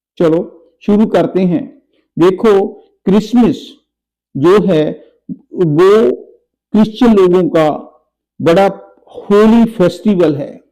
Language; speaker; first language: Hindi; non-native, local second language; Punjabi